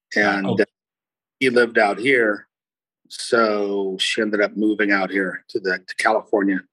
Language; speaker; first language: English; early bilingual, other home language; Portuguese